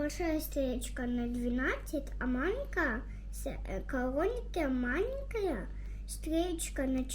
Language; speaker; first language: Russian; early bilingual, heritage; Russian